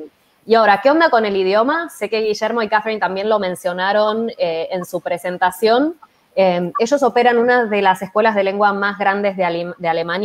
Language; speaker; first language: Spanish; native; Spanish